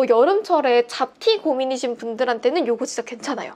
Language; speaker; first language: Korean; native; Korean